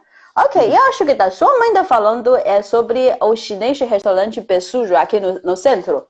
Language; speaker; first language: Portuguese; non-native, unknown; Chinese